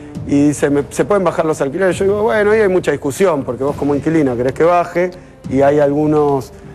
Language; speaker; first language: Spanish; native; Spanish